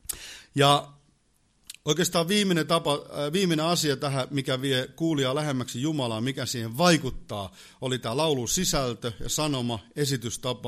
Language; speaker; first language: Finnish; native; Finnish